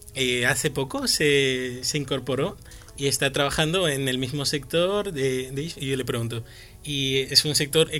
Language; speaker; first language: Spanish; native; Spanish